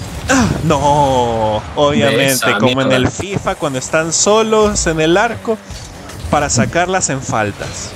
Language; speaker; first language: Spanish; native; Spanish